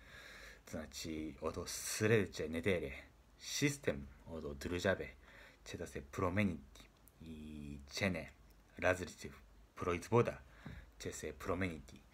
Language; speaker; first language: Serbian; non-native, learner; Japanese